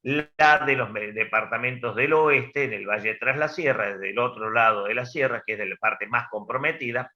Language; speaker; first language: Spanish; native; Spanish